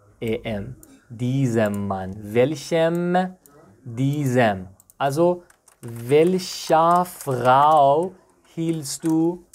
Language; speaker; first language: German; non-native, fluent; Persian